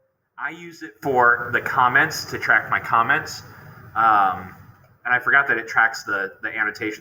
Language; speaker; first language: English; native; English